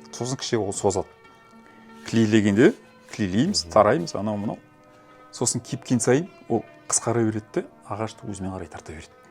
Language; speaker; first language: Kazakh; native; Kazakh